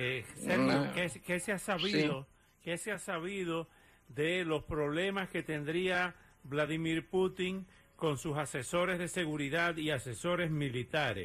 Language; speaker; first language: Spanish; native; Spanish